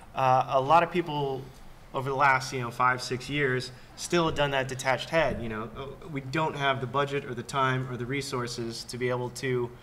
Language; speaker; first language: English; native; English